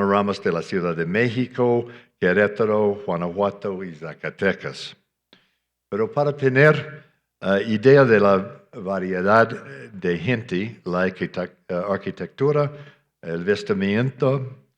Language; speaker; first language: Spanish; non-native, fluent; English